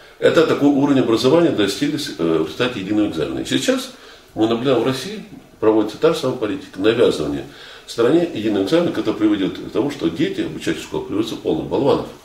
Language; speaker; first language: Russian; native; Russian